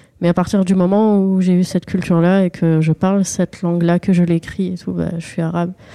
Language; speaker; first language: French; early bilingual, other home language; Arabic